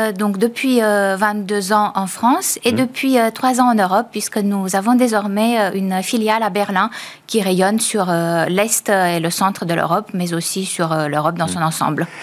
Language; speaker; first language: French; native; French